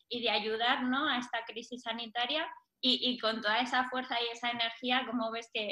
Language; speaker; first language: Spanish; native; Spanish